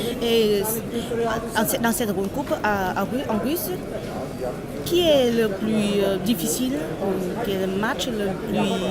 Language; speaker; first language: French; non-native, learner; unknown